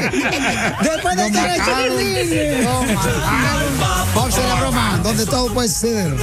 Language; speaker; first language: Spanish; native; Spanish